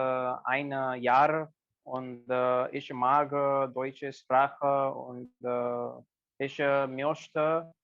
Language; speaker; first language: German; non-native, learner; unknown